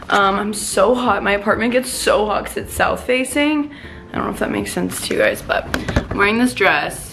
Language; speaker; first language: English; native; English